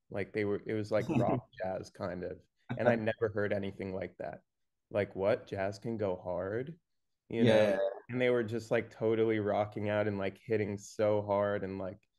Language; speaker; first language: English; native; English